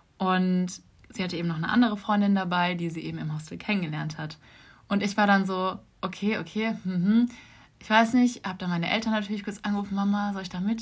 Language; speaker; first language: German; native; German